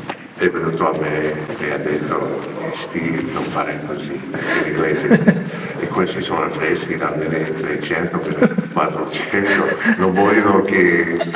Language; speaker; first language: Italian; non-native, fluent; English